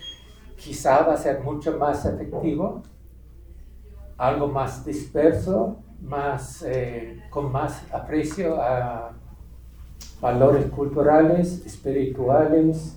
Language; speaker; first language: Spanish; non-native, fluent; English